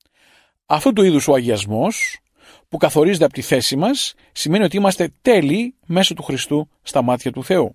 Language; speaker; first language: Greek; native; Greek